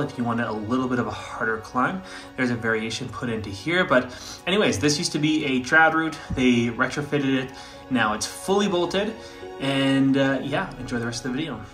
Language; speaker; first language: English; native; English